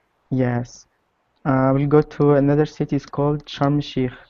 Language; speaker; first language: English; non-native, learner; Arabic